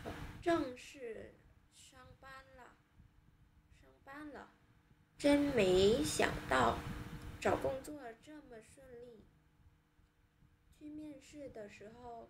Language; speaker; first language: Chinese; non-native, learner; Vietnamese